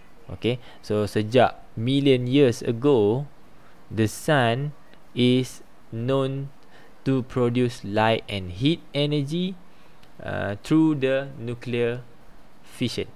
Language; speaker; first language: English; non-native, local second language; Malay